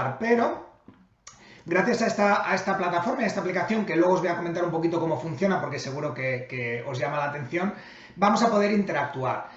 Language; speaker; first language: Spanish; native; Spanish